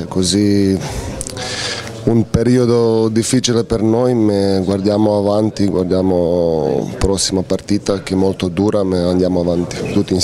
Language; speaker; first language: Italian; non-native, fluent; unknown